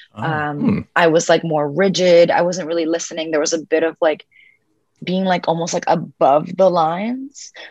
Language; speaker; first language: English; early bilingual, other home language; Spanish